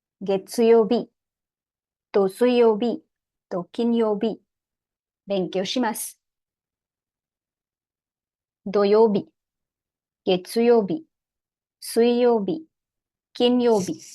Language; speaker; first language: Japanese; non-native, learner; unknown